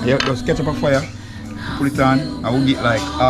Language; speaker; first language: English; native; English